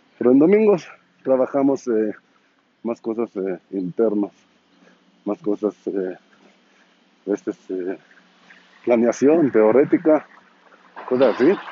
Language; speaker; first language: Spanish; non-native, learner; Hebrew